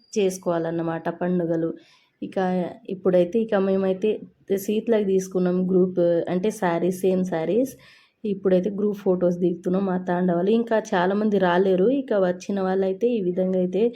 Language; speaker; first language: Telugu; non-native, local second language; Lambadi